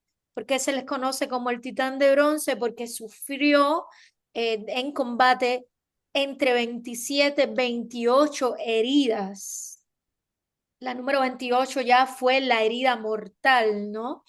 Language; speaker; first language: Spanish; native; Spanish